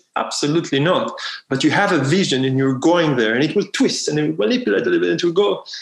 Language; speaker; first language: English; non-native, fluent; Hebrew